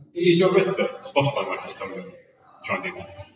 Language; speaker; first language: English; non-native, fluent; Danish